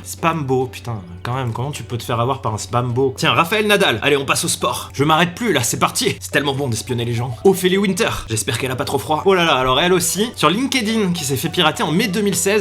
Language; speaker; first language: French; native; French